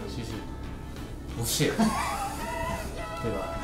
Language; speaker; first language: Chinese; non-native, fluent; Japanese